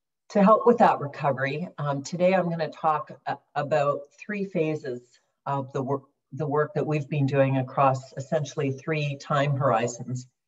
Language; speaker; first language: English; native; English